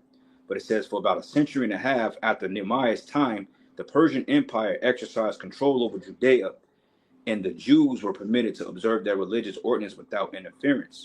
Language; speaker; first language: English; native; English